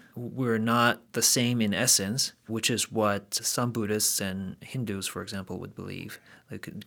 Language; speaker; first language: English; early bilingual, other home language; Korean